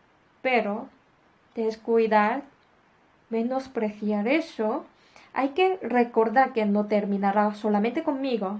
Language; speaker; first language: Spanish; non-native, fluent; Korean